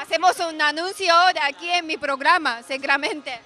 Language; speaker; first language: Spanish; non-native, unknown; Japanese